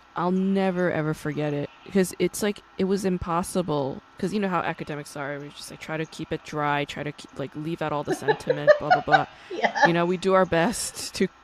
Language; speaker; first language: English; non-native, fluent; Korean